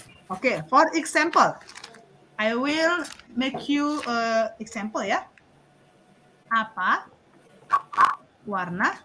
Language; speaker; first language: English; non-native, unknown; Indonesian